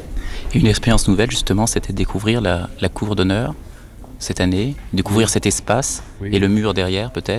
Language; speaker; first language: French; native; French